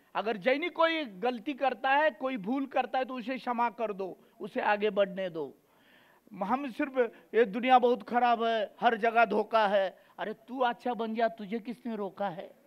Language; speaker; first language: Hindi; native; Hindi